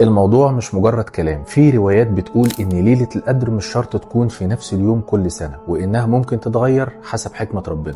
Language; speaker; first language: Arabic; native; Arabic